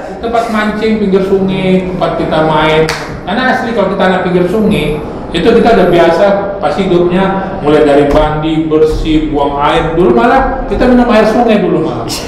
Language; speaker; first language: Indonesian; native; Indonesian